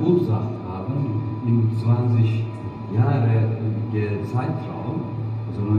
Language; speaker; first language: German; non-native, fluent; Turkish